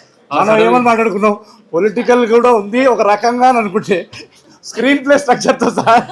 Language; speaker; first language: Telugu; native; Telugu